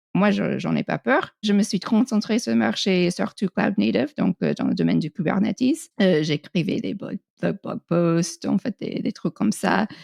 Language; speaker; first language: French; non-native, fluent; English